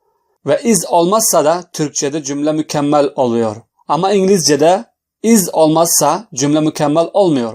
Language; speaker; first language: Turkish; non-native, fluent; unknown